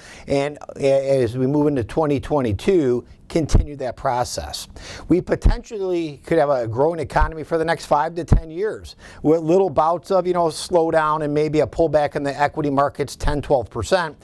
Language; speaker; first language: English; native; English